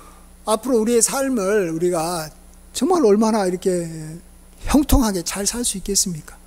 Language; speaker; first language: Korean; native; Korean